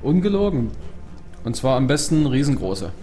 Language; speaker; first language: German; native; German